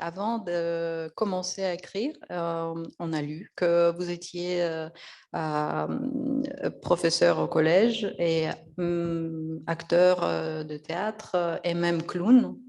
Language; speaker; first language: French; non-native, fluent; Russian